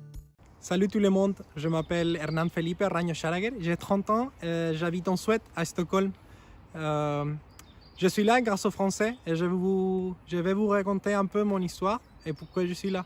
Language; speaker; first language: French; non-native, fluent; Spanish